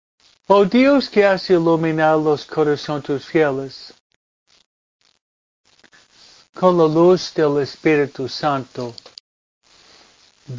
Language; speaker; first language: Spanish; non-native, fluent; English